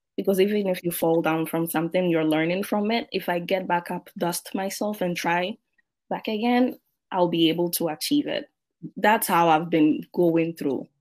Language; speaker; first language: English; non-native, local second language; Akan